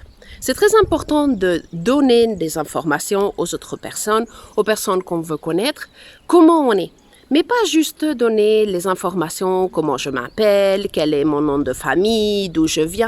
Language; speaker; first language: French; non-native, fluent; Spanish